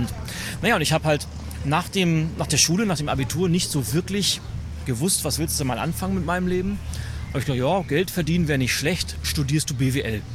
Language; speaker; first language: German; native; German